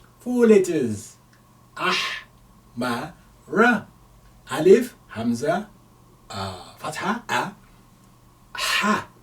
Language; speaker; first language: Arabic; non-native, fluent; English